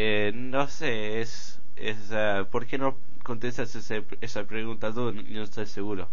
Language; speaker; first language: Spanish; non-native, fluent; English